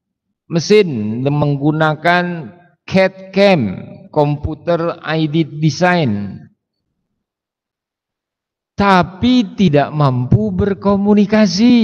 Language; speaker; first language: Indonesian; native; Indonesian